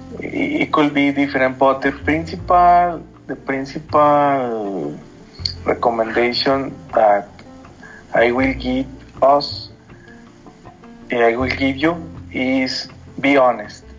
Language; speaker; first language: English; non-native, learner; Spanish